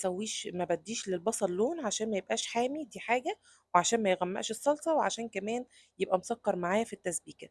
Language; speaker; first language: Arabic; native; Arabic